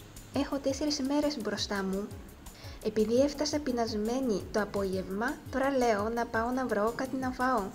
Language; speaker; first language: Greek; non-native, fluent; Japanese